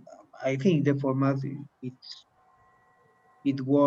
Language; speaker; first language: English; non-native, learner; Spanish